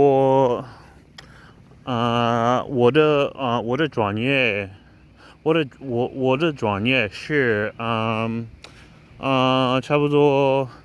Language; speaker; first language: Chinese; non-native, learner; English